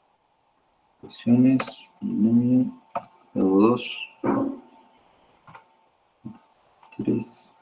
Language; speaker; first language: Spanish; native; Spanish